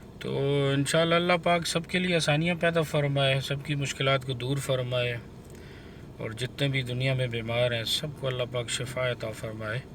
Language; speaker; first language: Urdu; non-native, local second language; Punjabi